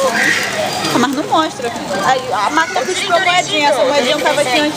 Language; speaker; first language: Portuguese; native; Portuguese